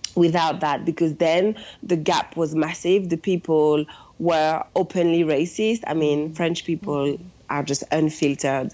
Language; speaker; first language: English; non-native, fluent; French